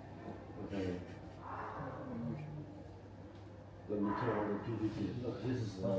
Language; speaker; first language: English; non-native, fluent; Chinese